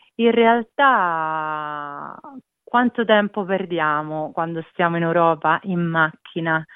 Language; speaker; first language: Italian; native; Italian